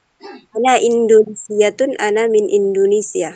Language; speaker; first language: Arabic; non-native, learner; Indonesian